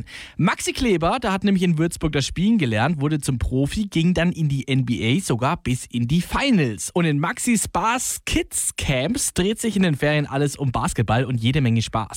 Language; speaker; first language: German; native; German